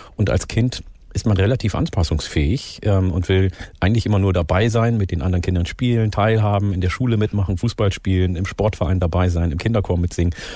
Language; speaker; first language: German; early bilingual, other home language; Oromo